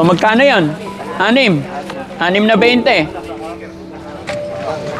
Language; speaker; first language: Filipino; native; Filipino